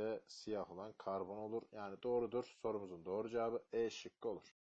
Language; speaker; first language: Turkish; native; Turkish